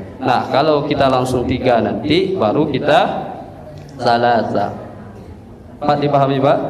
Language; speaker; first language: Malay; non-native, local second language; Minangkabau